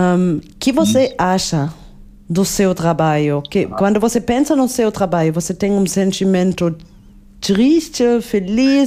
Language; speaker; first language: Portuguese; non-native, fluent; German